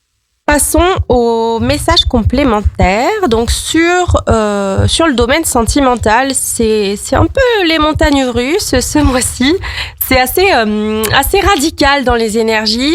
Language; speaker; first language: French; native; French